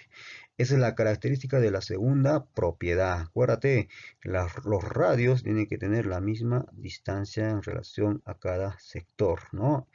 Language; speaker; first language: Spanish; native; Spanish